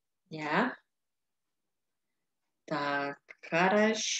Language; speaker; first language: Russian; non-native, fluent; Indonesian